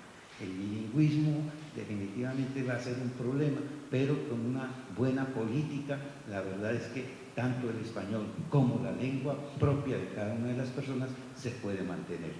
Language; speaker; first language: Spanish; native; Spanish